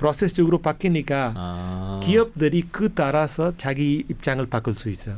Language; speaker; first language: Korean; non-native, fluent; Hindi